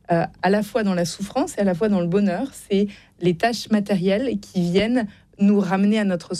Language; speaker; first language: French; native; French